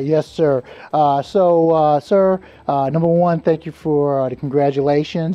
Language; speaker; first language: English; native; English